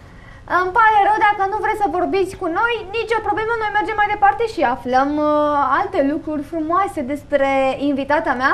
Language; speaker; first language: Romanian; native; Romanian